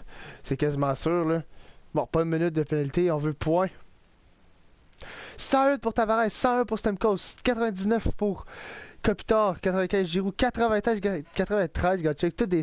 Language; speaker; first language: French; native; French